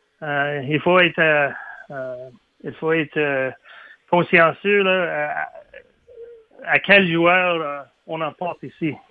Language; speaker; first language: French; non-native, learner; English